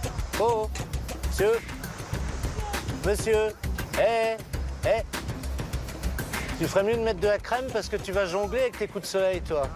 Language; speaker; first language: French; native; French